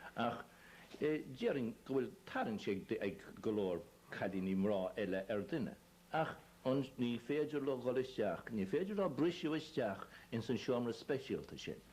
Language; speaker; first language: Irish; native; Irish